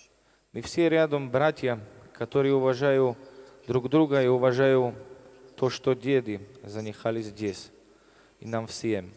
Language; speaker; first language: Russian; non-native, learner; Slovak